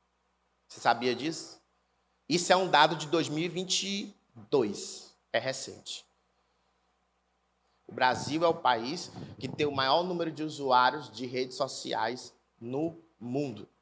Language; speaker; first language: Portuguese; native; Portuguese